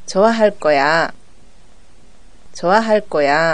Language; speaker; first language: Korean; non-native, fluent; Japanese